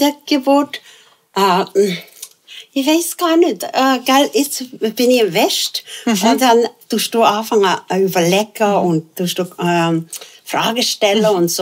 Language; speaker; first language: German; non-native, fluent; Tibetan